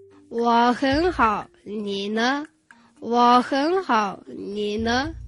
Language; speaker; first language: Chinese; non-native, fluent; Mongolian